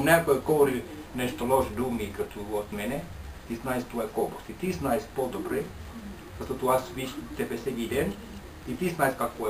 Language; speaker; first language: Bulgarian; non-native, learner; Finnish